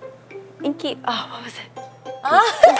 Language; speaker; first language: Korean; early bilingual, heritage; Korean